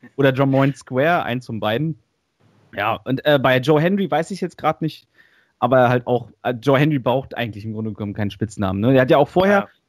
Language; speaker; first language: German; native; German